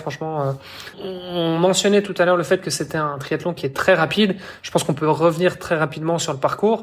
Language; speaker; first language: French; native; French